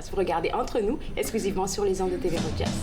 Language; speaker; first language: French; native; French